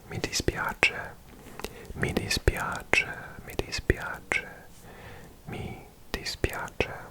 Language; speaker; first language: Italian; non-native, learner; English